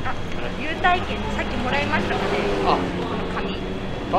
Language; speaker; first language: Japanese; native; Japanese